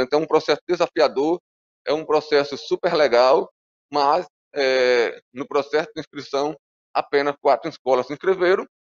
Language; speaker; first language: Portuguese; native; Portuguese